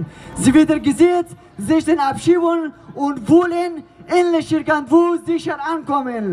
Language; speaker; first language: German; non-native, learner; Persian